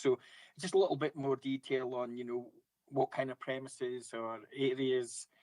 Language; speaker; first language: English; native; English